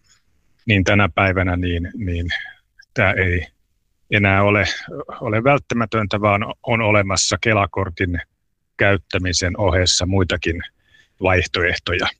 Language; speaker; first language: Finnish; native; Finnish